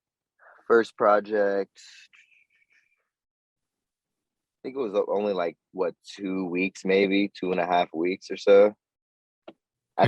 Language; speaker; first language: English; native; English